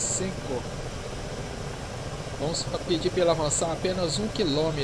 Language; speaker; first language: Portuguese; native; Portuguese